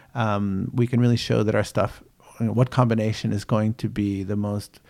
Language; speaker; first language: English; native; English